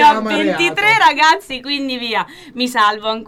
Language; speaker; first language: Italian; native; Italian